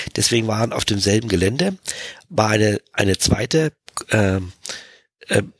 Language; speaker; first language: German; native; German